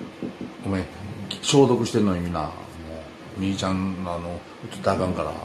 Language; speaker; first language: Japanese; native; Japanese